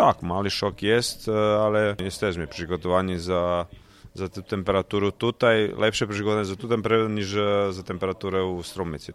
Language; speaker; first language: Polish; non-native, learner; Croatian